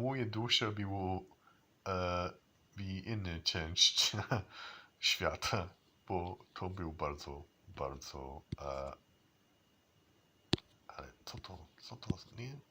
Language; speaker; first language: Polish; non-native, learner; English